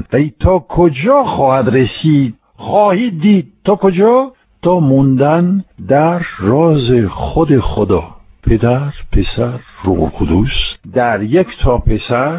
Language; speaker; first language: Persian; non-native, fluent; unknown